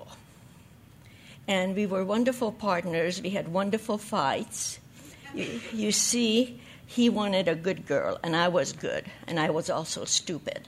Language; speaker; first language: English; non-native, fluent; Hungarian